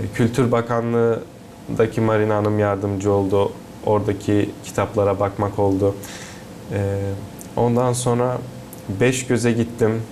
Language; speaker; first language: Turkish; native; Turkish